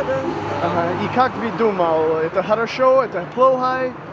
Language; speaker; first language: Russian; non-native, learner; English